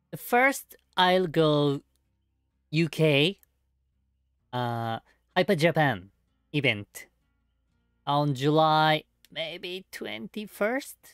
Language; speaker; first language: English; non-native, learner; Japanese